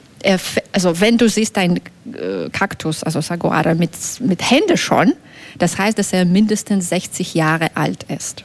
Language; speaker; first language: German; non-native, fluent; Belarusian